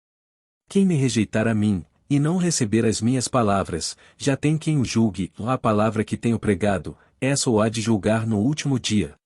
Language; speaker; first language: Portuguese; native; Portuguese